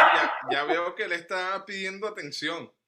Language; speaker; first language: Spanish; native; Spanish